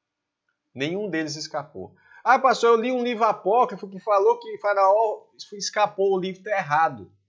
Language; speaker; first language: Portuguese; native; Portuguese